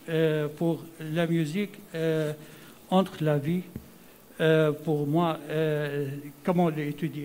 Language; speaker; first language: French; non-native, learner; Arabic